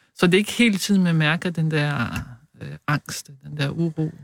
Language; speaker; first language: Danish; non-native, fluent; Portuguese